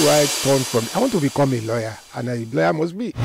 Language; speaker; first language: English; non-native, local second language; Yoruba